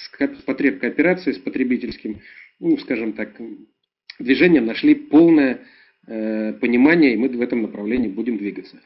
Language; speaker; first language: Russian; native; Russian